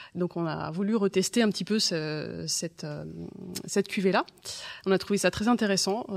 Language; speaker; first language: French; native; French